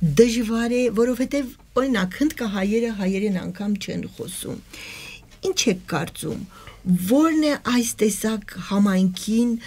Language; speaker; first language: Armenian; native; Armenian